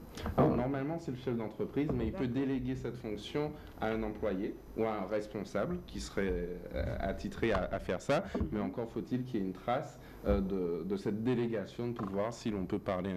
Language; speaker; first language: French; native; French